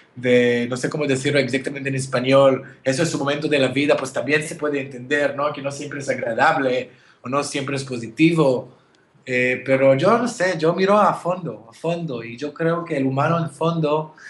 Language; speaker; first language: Spanish; non-native, fluent; Hebrew